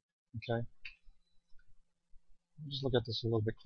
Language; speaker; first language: English; native; English